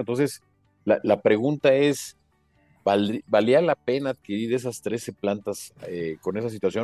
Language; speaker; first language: Spanish; native; Spanish